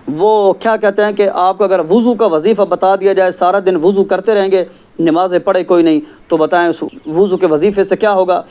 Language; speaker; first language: Urdu; non-native, local second language; Punjabi